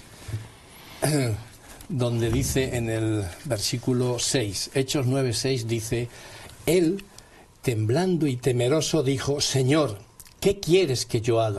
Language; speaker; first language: Spanish; native; Spanish